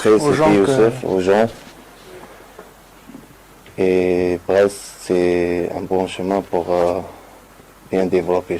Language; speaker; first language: French; non-native, learner; Arabic